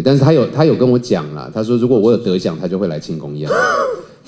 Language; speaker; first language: Chinese; native; Chinese